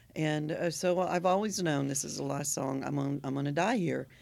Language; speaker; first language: English; native; English